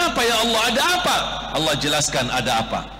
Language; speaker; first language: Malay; non-native, fluent; Arabic